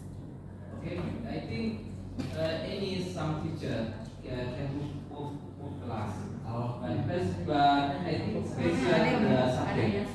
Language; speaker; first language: English; non-native, learner; Indonesian